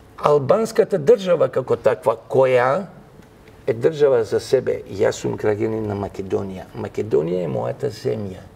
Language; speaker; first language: Macedonian; non-native, local second language; Albanian